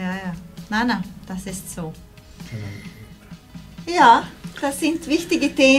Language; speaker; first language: German; non-native, local second language; Italian